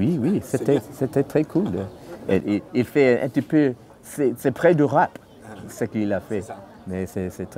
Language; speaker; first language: French; non-native, fluent; English